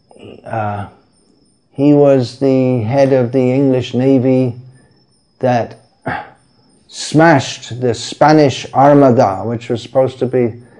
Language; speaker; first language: English; native; English